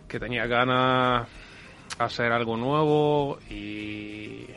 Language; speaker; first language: Spanish; non-native, fluent; Ukrainian